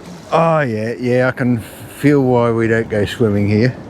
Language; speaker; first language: English; native; English